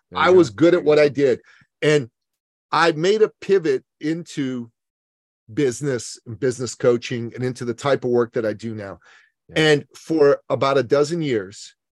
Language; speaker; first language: English; early bilingual, other home language; Persian